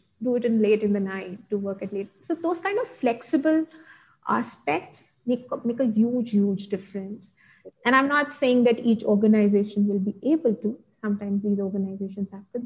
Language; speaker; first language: English; non-native, local second language; Gujarati